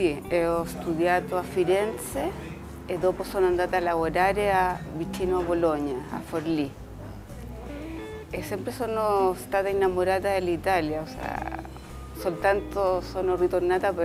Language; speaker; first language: Italian; early bilingual, heritage; Spanish